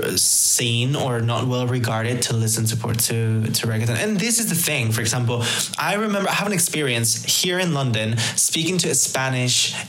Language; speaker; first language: English; early bilingual, other home language; Spanish